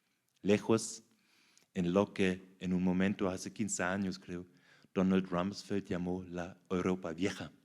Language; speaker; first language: Spanish; non-native, fluent; German